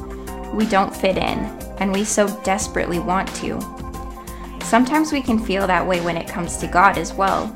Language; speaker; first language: English; native; English